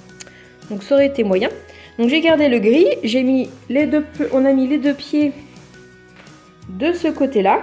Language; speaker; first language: French; native; French